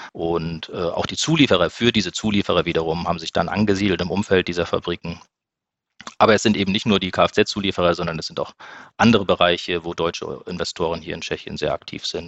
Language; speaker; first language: German; native; German